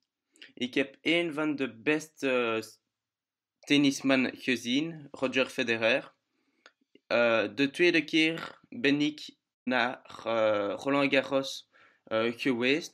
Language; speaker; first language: German; non-native, learner; Dutch